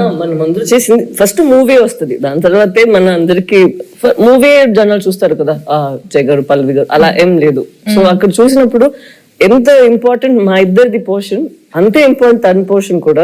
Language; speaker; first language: Telugu; non-native, fluent; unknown